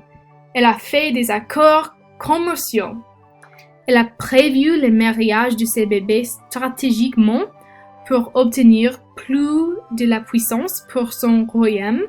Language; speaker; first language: French; non-native, learner; English